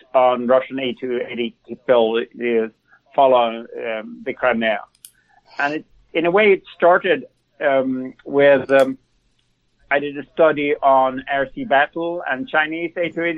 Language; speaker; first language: English; non-native, fluent; Swedish